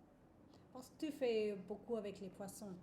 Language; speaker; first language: French; non-native, fluent; German